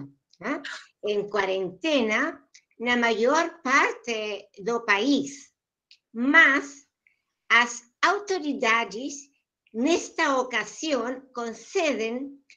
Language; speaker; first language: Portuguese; non-native, learner; Spanish